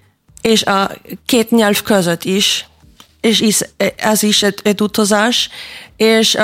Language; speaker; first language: Hungarian; non-native, learner; German